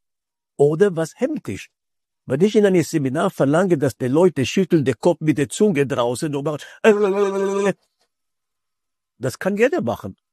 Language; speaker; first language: German; non-native, fluent; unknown